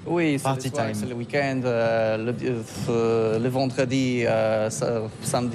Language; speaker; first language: French; non-native, learner; Polish